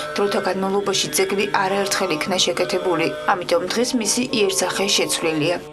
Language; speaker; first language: Georgian; native; Georgian